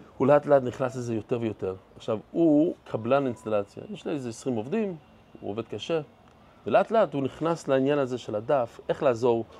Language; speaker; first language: Hebrew; non-native, fluent; English